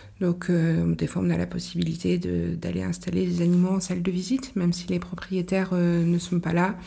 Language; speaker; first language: French; native; French